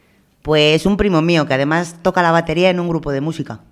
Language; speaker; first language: Spanish; native; Spanish